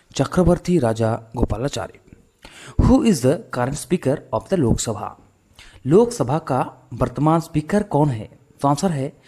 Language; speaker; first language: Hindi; non-native, local second language; Bangla